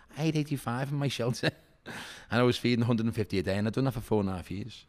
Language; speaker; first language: English; native; English